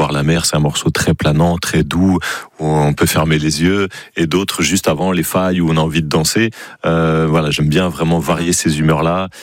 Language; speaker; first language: French; native; French